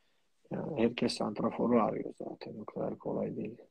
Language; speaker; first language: Turkish; non-native, fluent; Georgian